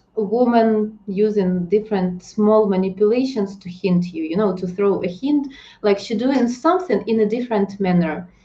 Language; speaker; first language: English; non-native, fluent; Ukrainian